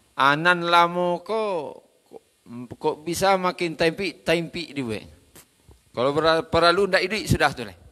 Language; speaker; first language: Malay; non-native, local second language; Minangkabau